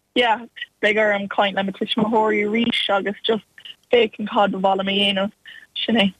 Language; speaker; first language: Irish; non-native, local second language; English